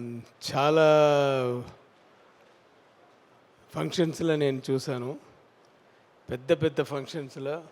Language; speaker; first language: Telugu; non-native, learner; Tamil